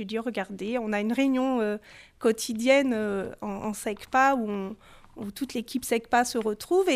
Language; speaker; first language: French; native; French